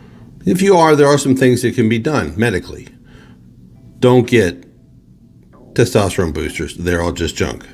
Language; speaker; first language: English; native; English